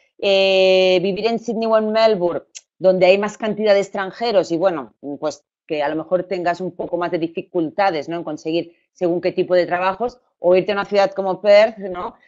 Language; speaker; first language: Spanish; native; Spanish